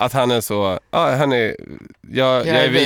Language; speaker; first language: Swedish; native; Swedish